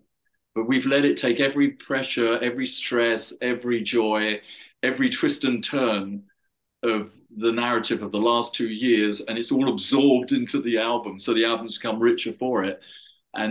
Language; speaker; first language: English; native; English